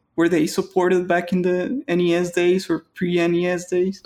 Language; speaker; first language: English; non-native, fluent; Spanish